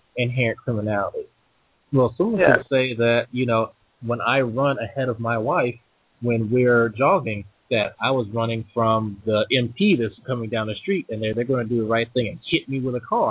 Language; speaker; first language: English; native; English